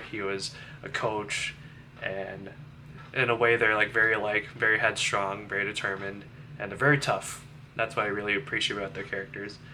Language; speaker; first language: English; native; English